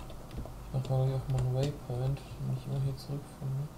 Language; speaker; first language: German; native; German